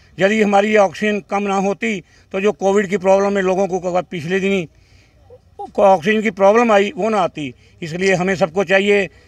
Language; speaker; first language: Hindi; non-native, local second language; Punjabi